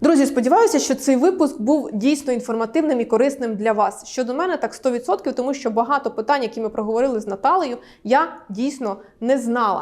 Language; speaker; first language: Ukrainian; native; Ukrainian